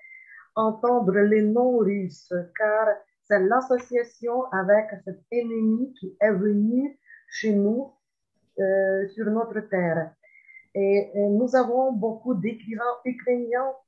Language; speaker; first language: French; non-native, fluent; Ukrainian